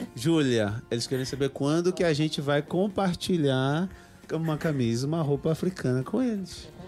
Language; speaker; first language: Portuguese; native; Portuguese